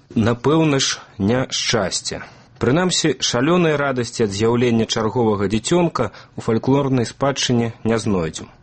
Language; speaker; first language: Belarusian; native; Belarusian